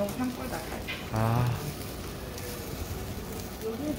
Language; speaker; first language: Korean; native; Korean